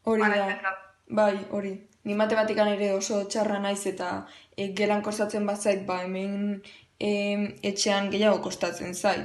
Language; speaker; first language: Basque; non-native, local second language; Spanish